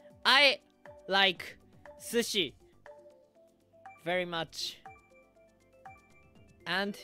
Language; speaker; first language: English; non-native, learner; Japanese